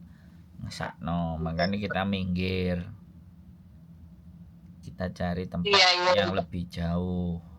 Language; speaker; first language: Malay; non-native, local second language; Javanese